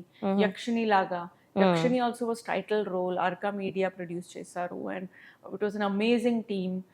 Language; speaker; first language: Telugu; non-native, local second language; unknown